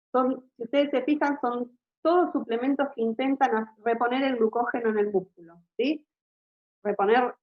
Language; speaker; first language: Spanish; native; Spanish